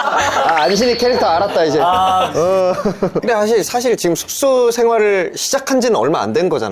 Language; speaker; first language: Korean; native; Korean